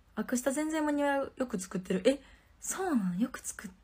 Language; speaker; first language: Japanese; native; Japanese